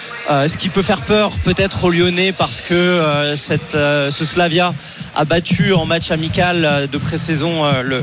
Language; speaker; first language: French; native; French